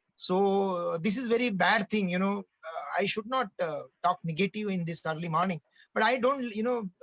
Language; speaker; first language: English; non-native, local second language; Marathi